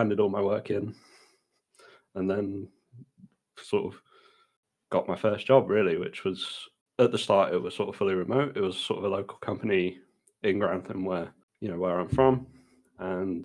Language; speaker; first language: English; native; English